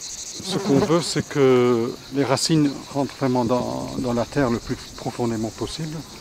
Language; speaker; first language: French; non-native, fluent; English